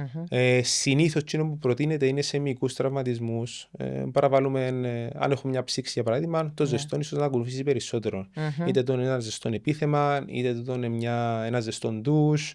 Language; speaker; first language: Greek; native; Greek